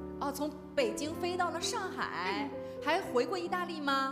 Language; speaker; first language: Chinese; native; Chinese